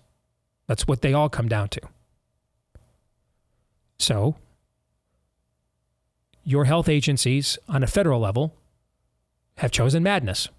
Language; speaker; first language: English; native; English